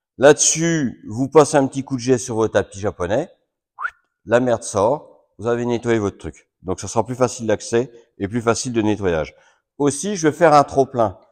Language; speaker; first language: French; native; French